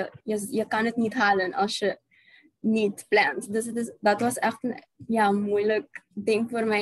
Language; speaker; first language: Dutch; non-native, local second language; Papiamento